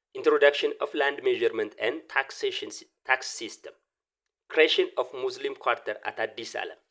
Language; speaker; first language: English; non-native, local second language; Amharic